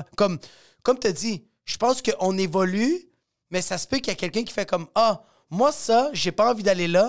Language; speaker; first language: French; native; French